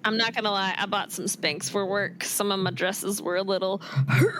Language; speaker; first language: English; native; English